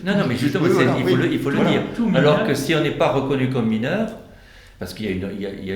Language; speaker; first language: French; native; French